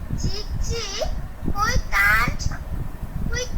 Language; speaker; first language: English; non-native, learner; Bangla